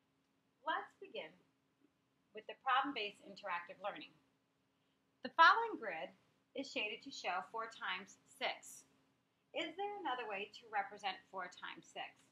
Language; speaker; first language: English; native; English